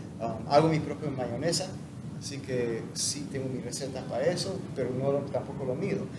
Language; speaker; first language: Spanish; non-native, fluent; English